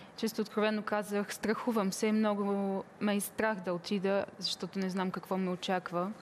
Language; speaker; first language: Bulgarian; early bilingual, heritage; Bulgarian